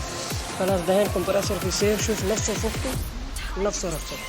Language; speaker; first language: Arabic; non-native, learner; Punjabi